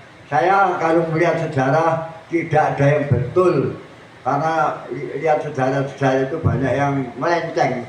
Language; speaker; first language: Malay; non-native, local second language; Javanese